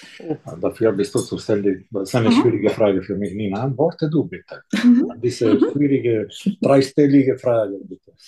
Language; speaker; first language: German; non-native, fluent; Italian